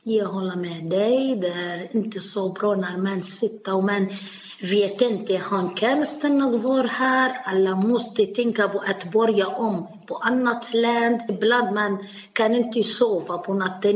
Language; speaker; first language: Swedish; non-native, learner; Arabic